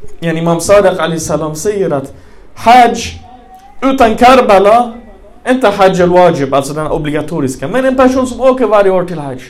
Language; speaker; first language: Swedish; early bilingual, other home language; Arabic